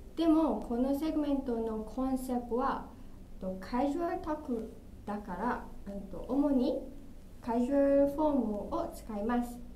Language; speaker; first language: Japanese; non-native, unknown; Malay